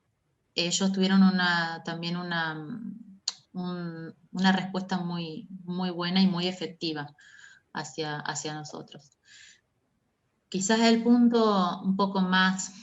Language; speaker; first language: Spanish; native; Spanish